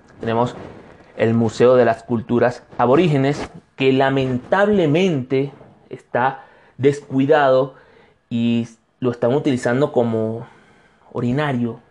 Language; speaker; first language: Spanish; native; Spanish